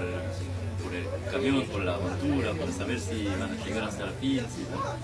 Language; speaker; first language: Spanish; non-native, fluent; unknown